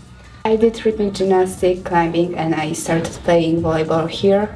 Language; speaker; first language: English; non-native, fluent; Polish